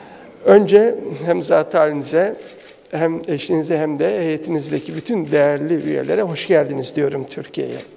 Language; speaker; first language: Turkish; native; Turkish